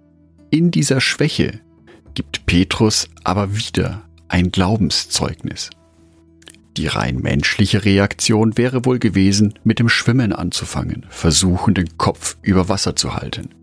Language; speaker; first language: German; native; German